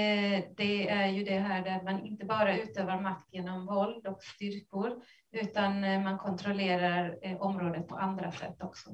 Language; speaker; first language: Swedish; non-native, fluent; Spanish